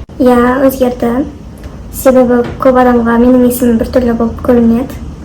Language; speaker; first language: Kazakh; non-native, local second language; Russian